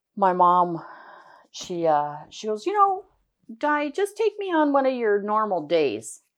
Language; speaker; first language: English; native; English